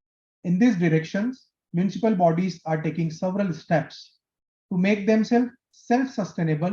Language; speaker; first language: English; non-native, local second language; Hindi